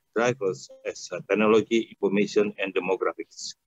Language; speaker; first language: English; non-native, fluent; Indonesian